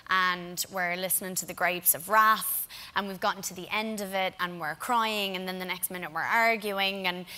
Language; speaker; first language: English; native; English